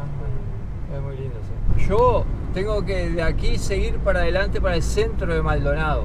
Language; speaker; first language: Spanish; native; Spanish